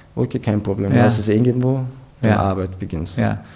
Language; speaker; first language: German; non-native, fluent; Persian